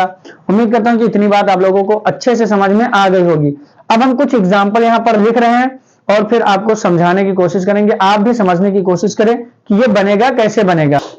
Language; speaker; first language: Hindi; native; Hindi